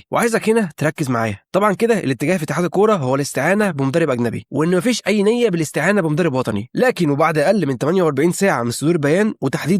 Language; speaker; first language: Arabic; native; Arabic